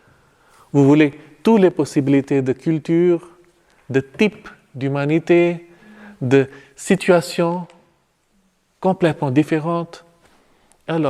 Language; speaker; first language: French; non-native, fluent; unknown